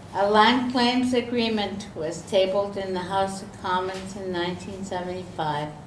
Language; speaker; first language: English; native; English